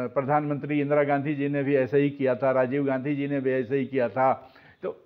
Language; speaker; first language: Hindi; native; Hindi